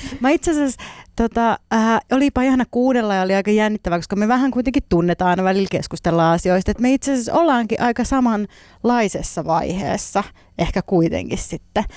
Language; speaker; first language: Finnish; native; Finnish